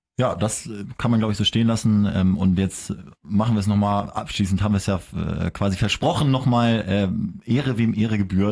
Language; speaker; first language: German; native; German